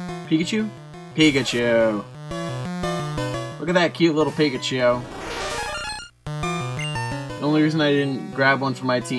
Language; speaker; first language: English; native; English